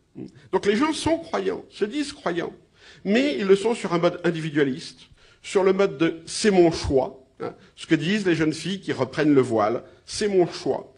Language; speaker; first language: French; native; French